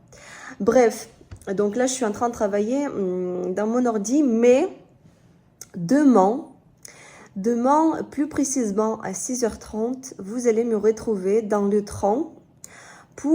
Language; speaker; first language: French; non-native, fluent; Russian